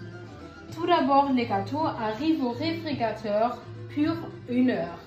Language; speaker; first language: French; non-native, learner; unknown